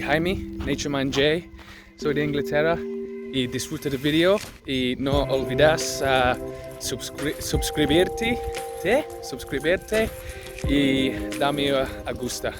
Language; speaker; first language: Spanish; non-native, learner; English